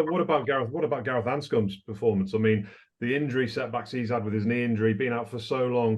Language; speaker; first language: English; native; English